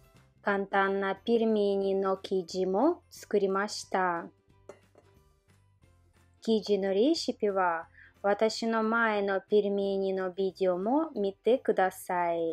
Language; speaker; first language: Japanese; non-native, learner; Russian